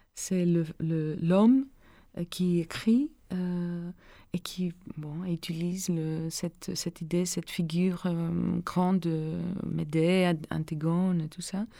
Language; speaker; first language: French; non-native, learner; Greek